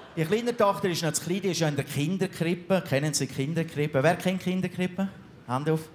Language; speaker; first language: German; native; German